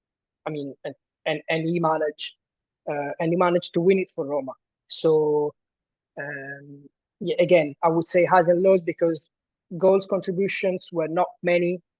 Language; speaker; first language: English; non-native, fluent; Italian